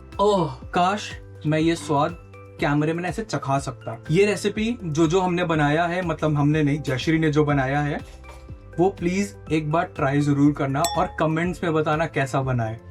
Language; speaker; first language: Hindi; native; Hindi